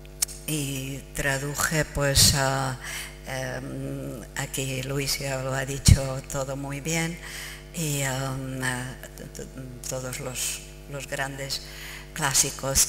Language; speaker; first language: Spanish; non-native, fluent; Czech